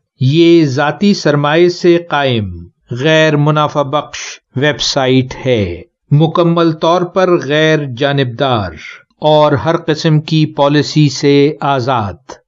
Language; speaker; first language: Urdu; native; Urdu